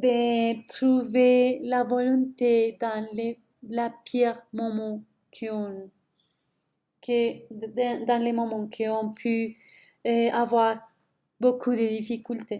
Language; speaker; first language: French; non-native, learner; Spanish